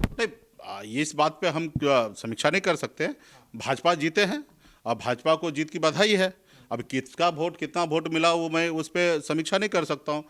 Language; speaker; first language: Hindi; native; Hindi